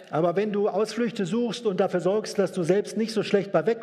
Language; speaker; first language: German; native; German